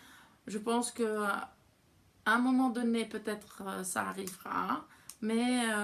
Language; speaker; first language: French; non-native, fluent; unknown